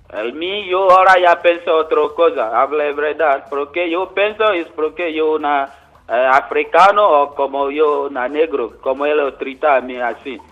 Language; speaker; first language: Spanish; non-native, learner; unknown